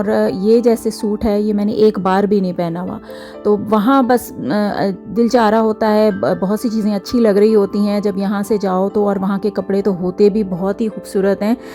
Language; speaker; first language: Urdu; native; Urdu